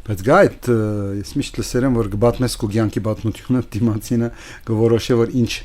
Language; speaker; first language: Armenian; early bilingual, heritage; Armenian